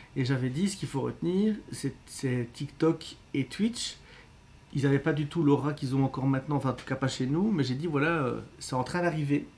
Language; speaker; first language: French; native; French